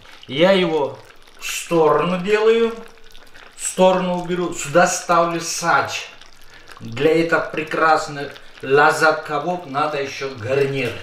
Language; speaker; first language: Russian; non-native, fluent; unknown